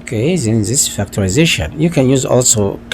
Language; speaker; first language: English; non-native, local second language; Arabic